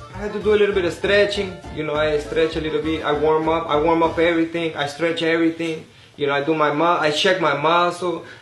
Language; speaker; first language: English; non-native, fluent; Spanish